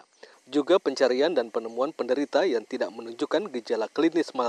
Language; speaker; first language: Indonesian; native; Indonesian